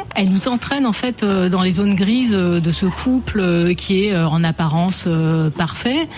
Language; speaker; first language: French; native; French